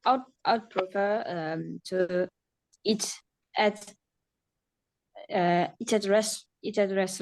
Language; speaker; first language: English; non-native, learner; Uzbek